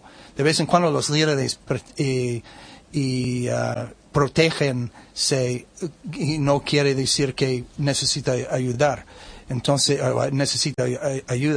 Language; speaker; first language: Spanish; non-native, learner; English